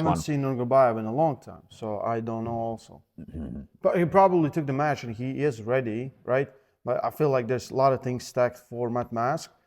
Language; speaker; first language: English; non-native, fluent; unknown